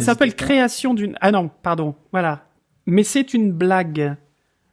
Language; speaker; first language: French; native; French